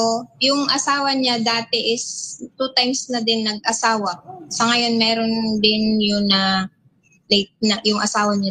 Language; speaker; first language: Filipino; non-native, local second language; Aklanon